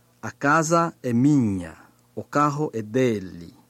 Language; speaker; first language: Portuguese; non-native, learner; Chinese